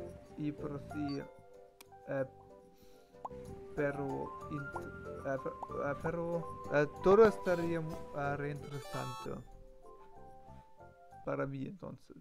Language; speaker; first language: Spanish; non-native, learner; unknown